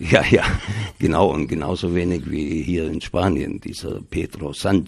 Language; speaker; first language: German; native; German